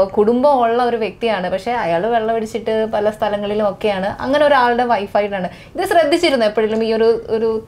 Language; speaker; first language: Malayalam; native; Malayalam